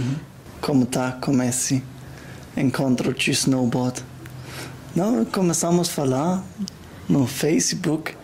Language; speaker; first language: Portuguese; non-native, learner; German